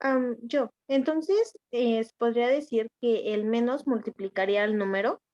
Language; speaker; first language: Spanish; native; Spanish